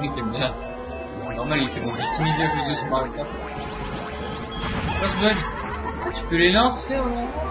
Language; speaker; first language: French; native; French